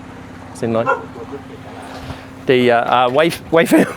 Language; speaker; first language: Vietnamese; non-native, learner; English